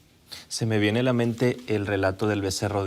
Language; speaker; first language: Spanish; native; Spanish